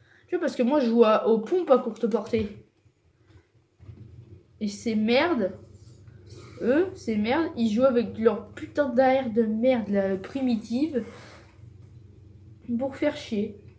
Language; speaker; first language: French; native; French